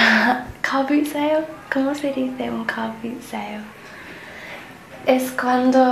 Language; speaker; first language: Spanish; non-native, learner; English